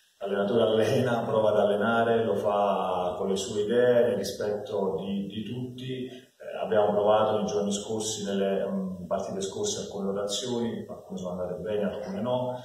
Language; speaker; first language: Italian; native; Italian